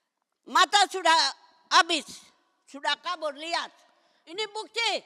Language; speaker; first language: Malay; non-native, local second language; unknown